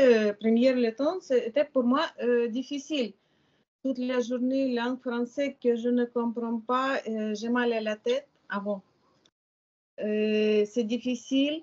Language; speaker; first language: French; non-native, learner; Ukrainian